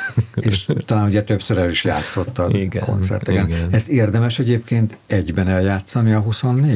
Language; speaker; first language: Hungarian; native; Hungarian